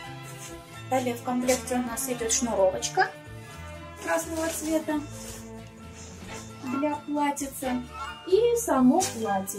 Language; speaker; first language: Russian; native; Russian